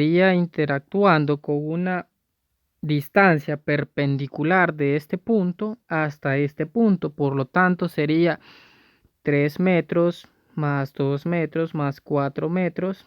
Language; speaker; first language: Spanish; native; Spanish